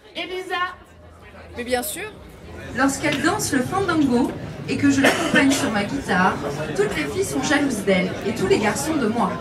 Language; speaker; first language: French; native; French